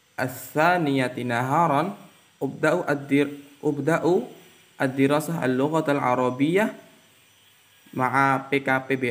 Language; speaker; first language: Arabic; non-native, learner; Javanese